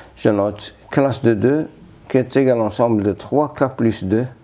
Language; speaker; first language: French; non-native, local second language; Arabic